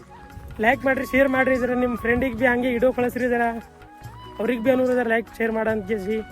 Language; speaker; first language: Kannada; native; Kannada